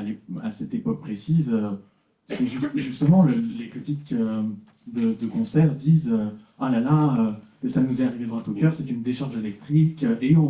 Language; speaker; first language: French; native; French